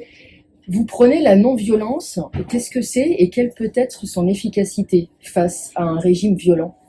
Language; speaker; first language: French; native; French